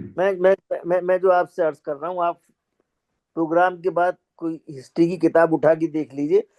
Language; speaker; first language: Urdu; native; Urdu